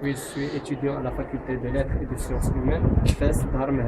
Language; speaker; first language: French; non-native, local second language; Arabic